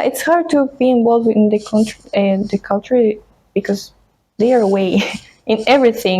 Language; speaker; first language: English; non-native, fluent; Spanish